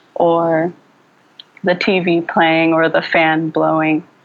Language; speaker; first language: English; early bilingual, other home language; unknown